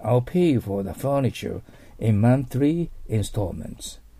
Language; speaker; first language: English; non-native, fluent; Japanese